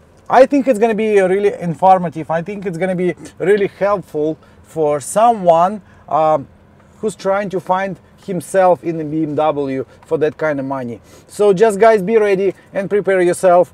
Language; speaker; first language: English; non-native, fluent; Russian